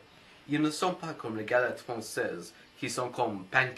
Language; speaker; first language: French; non-native, learner; English